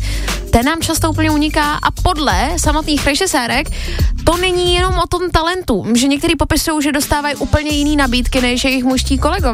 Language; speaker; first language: Czech; native; Czech